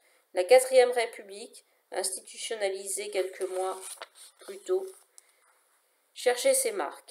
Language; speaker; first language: French; native; French